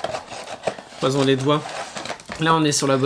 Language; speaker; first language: French; native; French